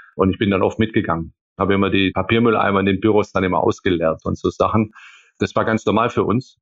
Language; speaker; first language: German; early bilingual, other home language; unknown